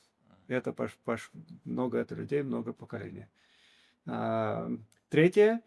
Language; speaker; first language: Russian; early bilingual, heritage; English